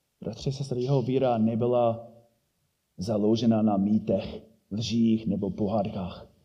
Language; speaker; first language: Czech; non-native, fluent; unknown